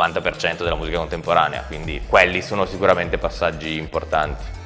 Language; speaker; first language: Italian; native; Italian